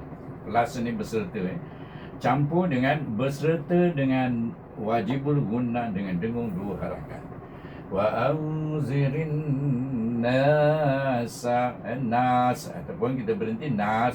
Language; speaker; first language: Malay; native; Malay